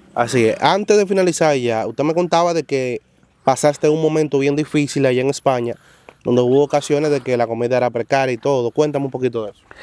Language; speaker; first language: Spanish; native; Spanish